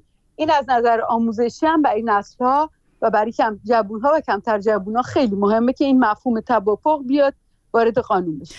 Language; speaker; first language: Persian; native; Persian